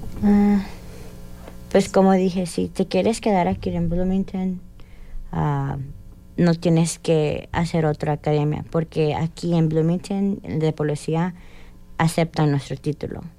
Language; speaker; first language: Spanish; early bilingual, heritage; Spanish